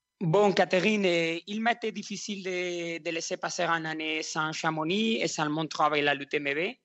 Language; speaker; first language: French; non-native, learner; Spanish